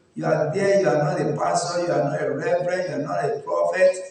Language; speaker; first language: English; non-native, local second language; Yoruba